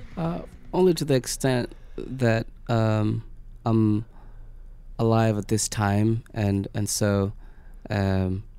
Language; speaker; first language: English; non-native, local second language; Swahili